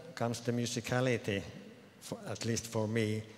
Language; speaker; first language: English; non-native, fluent; Finnish